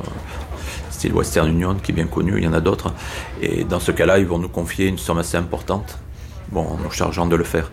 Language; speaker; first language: French; native; French